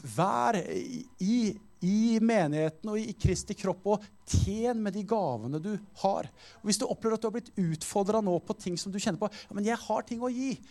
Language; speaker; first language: Norwegian; native; Norwegian